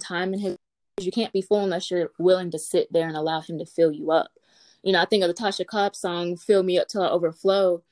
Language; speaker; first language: English; native; English